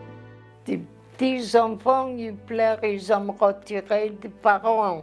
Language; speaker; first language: French; non-native, learner; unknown